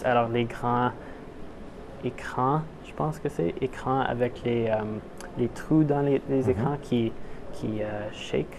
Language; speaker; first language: French; non-native, local second language; English